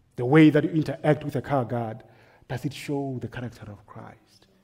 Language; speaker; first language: English; non-native, local second language; Northern Sotho